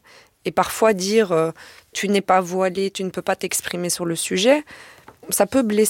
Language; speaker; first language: French; native; French